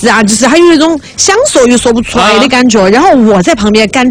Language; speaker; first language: Chinese; native; Chinese